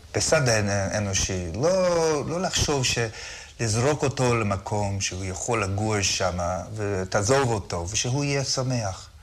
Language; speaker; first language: Hebrew; non-native, fluent; English